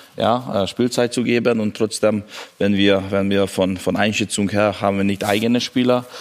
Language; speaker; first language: German; non-native, fluent; Hungarian